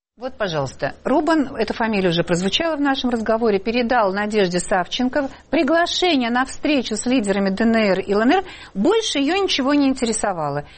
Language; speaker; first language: Russian; native; Russian